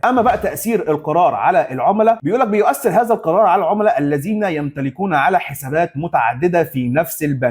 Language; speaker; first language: Arabic; native; Arabic